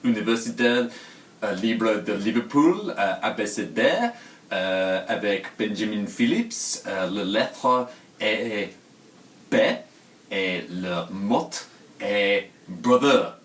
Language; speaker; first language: French; non-native, learner; English